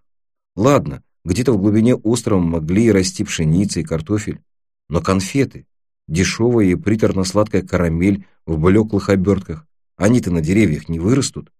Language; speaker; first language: Russian; native; Russian